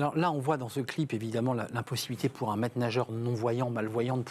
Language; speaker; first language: French; native; French